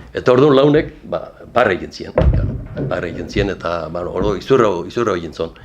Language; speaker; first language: Basque; native; Basque